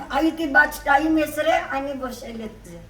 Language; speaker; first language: Hebrew; non-native, learner; Marathi